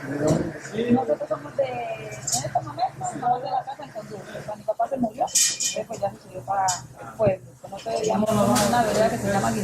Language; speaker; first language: Spanish; native; Spanish